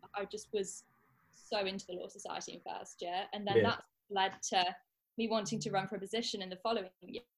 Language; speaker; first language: English; native; English